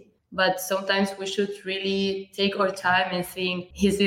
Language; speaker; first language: English; non-native, fluent; Catalan